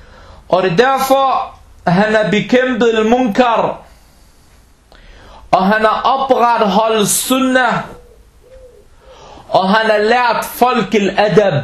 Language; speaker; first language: Danish; early bilingual, other home language; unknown